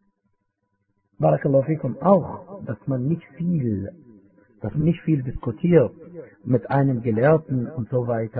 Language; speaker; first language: German; non-native, fluent; Arabic